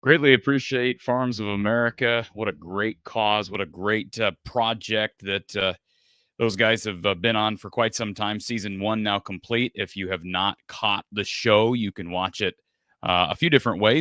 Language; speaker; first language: English; native; English